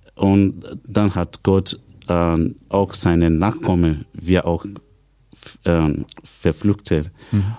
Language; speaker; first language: German; non-native, fluent; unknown